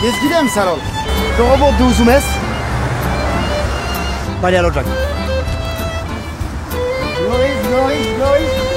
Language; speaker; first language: Armenian; non-native, learner; French